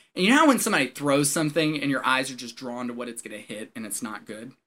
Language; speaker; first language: English; native; English